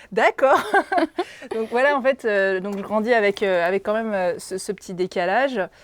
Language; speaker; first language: French; native; French